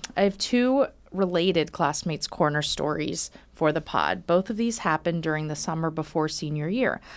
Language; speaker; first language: English; native; English